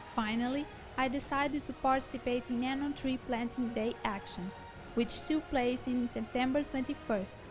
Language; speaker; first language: English; non-native, fluent; Portuguese